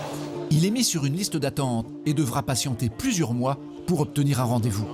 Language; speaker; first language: French; native; French